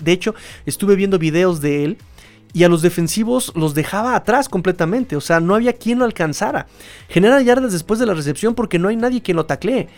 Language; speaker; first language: Spanish; native; Spanish